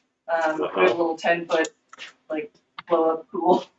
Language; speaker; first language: English; native; English